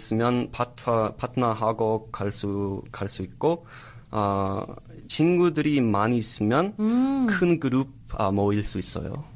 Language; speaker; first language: Korean; non-native, learner; English